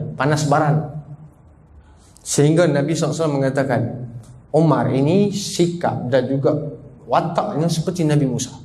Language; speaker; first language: Malay; native; Malay